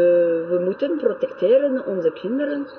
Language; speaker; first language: Dutch; non-native, learner; French